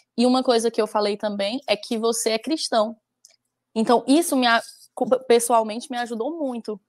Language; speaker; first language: Portuguese; native; Portuguese